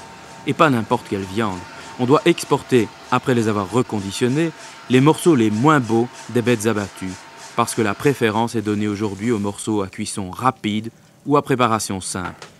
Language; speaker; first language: French; native; French